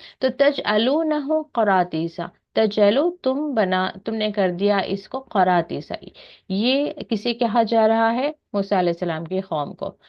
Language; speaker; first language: Urdu; native; Urdu